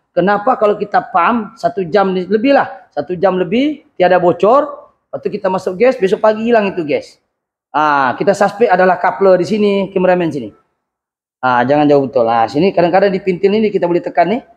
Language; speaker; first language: Malay; native; Malay